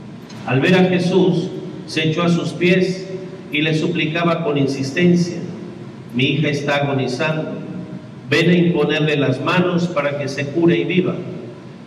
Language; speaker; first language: Spanish; native; Spanish